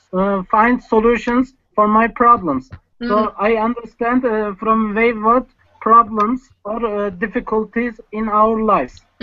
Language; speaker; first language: English; non-native, learner; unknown